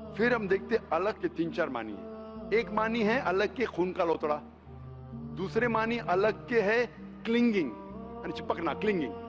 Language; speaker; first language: Hindi; non-native, local second language; Konkani